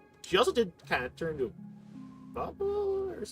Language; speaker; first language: English; native; English